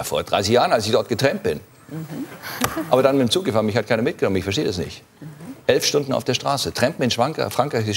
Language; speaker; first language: German; native; German